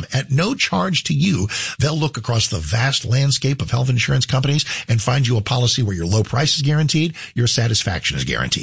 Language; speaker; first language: English; native; English